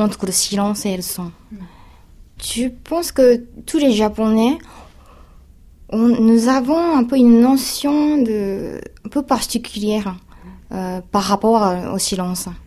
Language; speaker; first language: French; non-native, fluent; Japanese